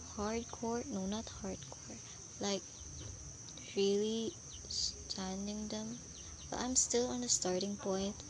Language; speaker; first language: English; non-native, local second language; Filipino